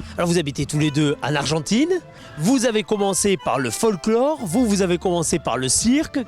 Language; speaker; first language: French; native; French